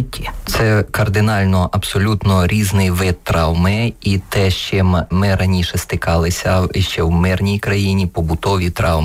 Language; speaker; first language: Ukrainian; native; Ukrainian